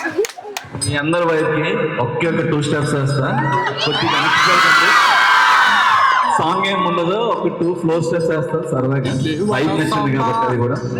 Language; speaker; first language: Telugu; native; Telugu